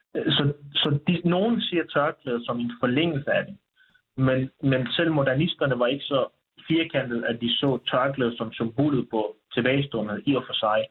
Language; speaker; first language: Danish; early bilingual, other home language; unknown